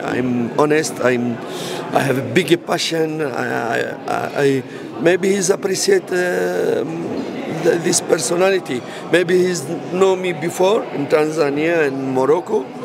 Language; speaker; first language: English; non-native, learner; Arabic